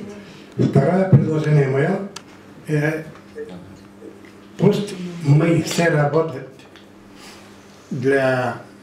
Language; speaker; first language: Russian; non-native, learner; Bulgarian